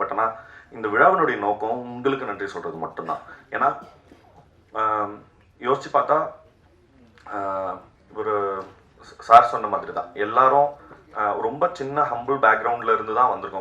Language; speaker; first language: Tamil; native; Tamil